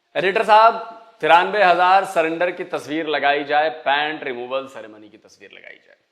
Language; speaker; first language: Hindi; native; Hindi